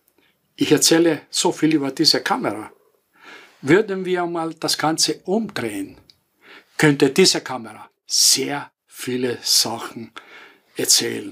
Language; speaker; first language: German; non-native, fluent; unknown